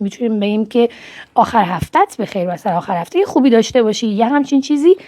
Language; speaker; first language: Persian; native; Persian